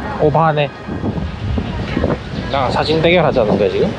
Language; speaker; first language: Korean; native; Korean